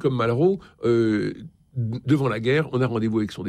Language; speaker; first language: French; native; French